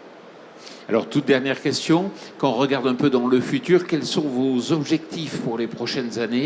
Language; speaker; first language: French; native; French